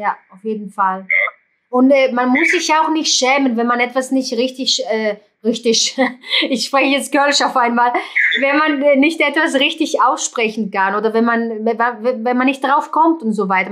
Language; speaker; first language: German; non-native, fluent; Greek